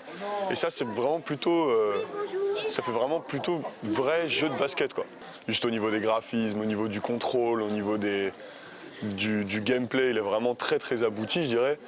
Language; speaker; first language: French; native; French